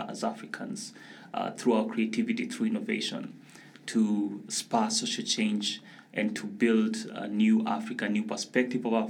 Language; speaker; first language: English; non-native, local second language; Luo (Kenya and Tanzania)